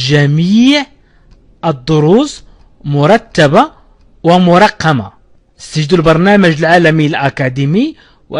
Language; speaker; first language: Arabic; native; Arabic